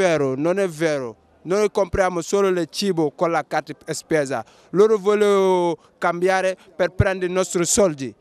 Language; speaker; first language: Italian; non-native, learner; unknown